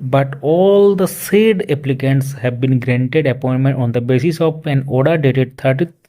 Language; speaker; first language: English; non-native, local second language; Bangla